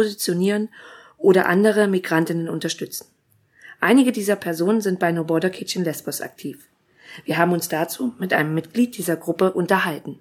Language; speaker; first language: German; native; German